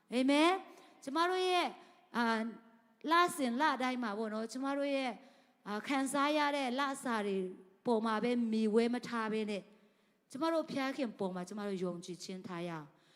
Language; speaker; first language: Burmese; non-native, local second language; Tedim Chin